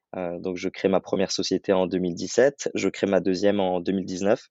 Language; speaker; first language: French; native; French